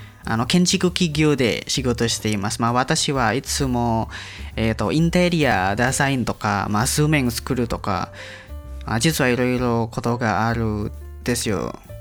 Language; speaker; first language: Japanese; non-native, learner; Indonesian